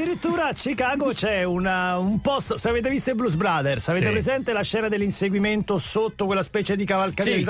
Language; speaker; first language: Italian; native; Italian